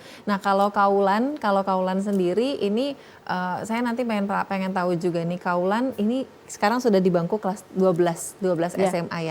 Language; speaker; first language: Indonesian; native; Indonesian